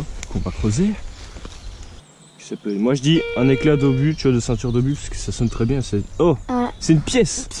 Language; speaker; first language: French; native; French